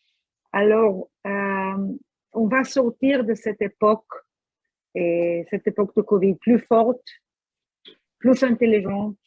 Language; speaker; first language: French; non-native, fluent; Hebrew